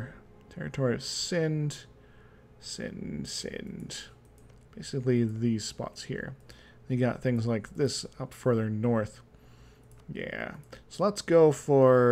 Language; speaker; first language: English; native; English